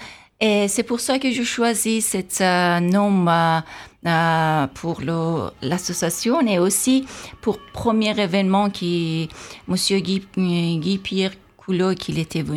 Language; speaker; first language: French; non-native, fluent; Persian